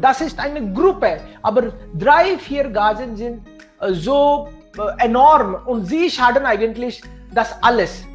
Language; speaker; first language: German; non-native, fluent; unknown